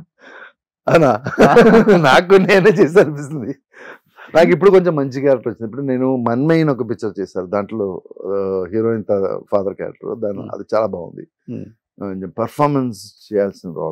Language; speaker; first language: Telugu; non-native, local second language; Malayalam